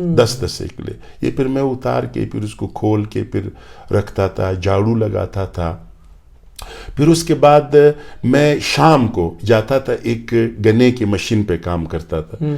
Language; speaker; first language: Urdu; non-native, local second language; Pashto